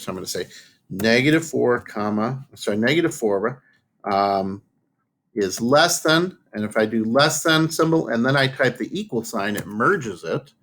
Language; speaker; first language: English; native; English